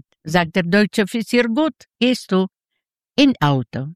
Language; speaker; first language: German; non-native, learner; Yiddish